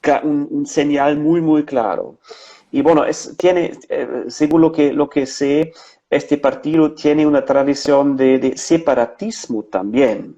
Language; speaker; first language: Spanish; non-native, fluent; German